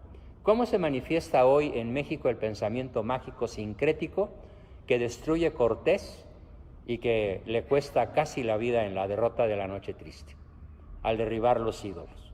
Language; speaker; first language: Spanish; native; Spanish